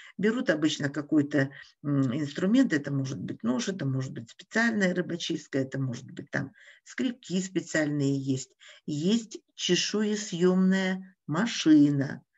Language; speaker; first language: Russian; native; Russian